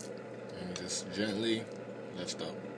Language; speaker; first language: English; native; English